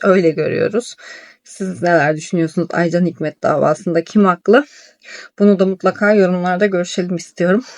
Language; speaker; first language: Turkish; native; Turkish